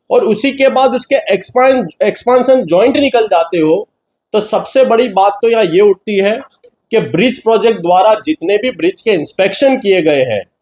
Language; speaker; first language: Hindi; non-native, local second language; Gujarati